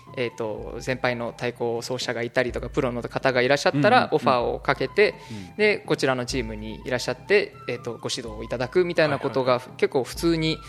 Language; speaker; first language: Japanese; early bilingual, other home language; English